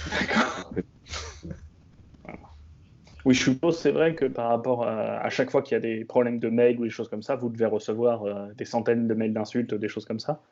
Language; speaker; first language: French; native; French